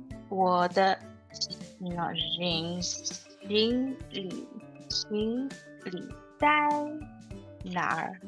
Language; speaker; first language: Chinese; non-native, learner; English